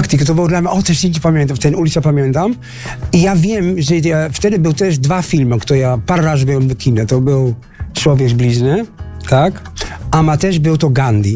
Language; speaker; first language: Polish; non-native, fluent; Dutch